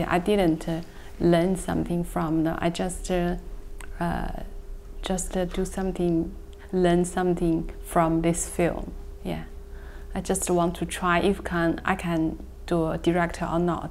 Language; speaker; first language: English; non-native, learner; Chinese